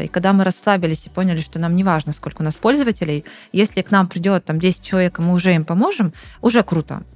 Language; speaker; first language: Russian; native; Russian